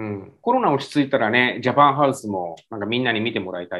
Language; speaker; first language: Japanese; native; Japanese